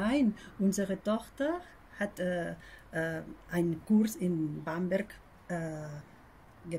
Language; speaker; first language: German; non-native, learner; Spanish